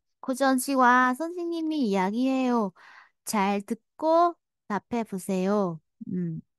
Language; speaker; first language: Korean; non-native, fluent; Vietnamese